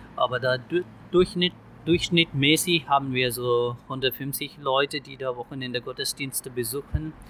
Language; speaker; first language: German; non-native, fluent; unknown